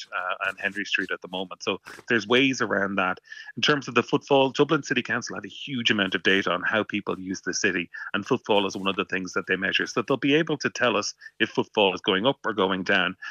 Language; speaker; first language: English; native; English